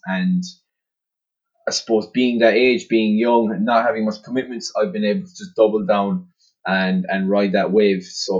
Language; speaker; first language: English; native; English